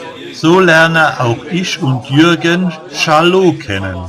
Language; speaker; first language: German; native; German